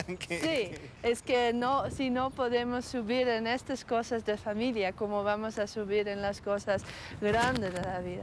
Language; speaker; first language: Spanish; non-native, learner; Dutch